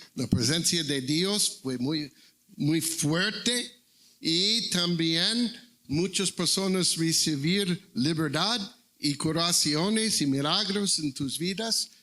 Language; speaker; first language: Spanish; non-native, learner; English